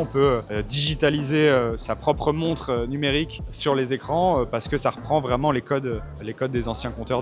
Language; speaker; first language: French; native; French